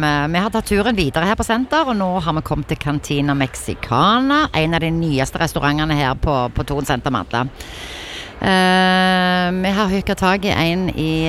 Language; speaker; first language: Norwegian; native; Norwegian